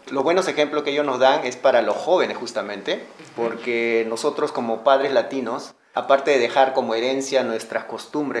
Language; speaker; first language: Spanish; native; Spanish